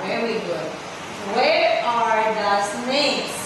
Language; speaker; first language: English; non-native, fluent; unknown